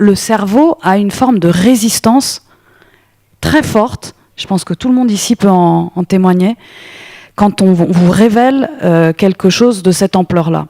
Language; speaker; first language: French; native; French